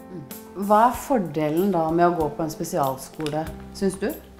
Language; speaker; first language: Norwegian; native; Norwegian